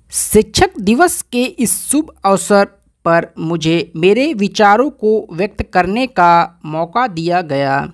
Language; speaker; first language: Hindi; native; Hindi